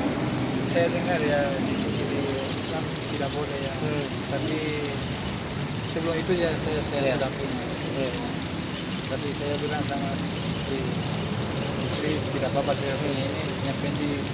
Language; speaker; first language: Indonesian; non-native, fluent; Spanish